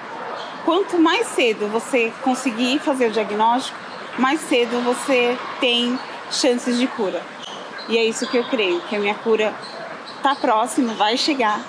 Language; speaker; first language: Portuguese; native; Portuguese